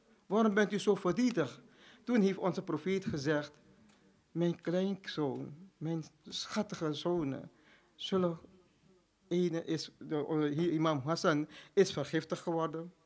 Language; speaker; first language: Dutch; non-native, fluent; Urdu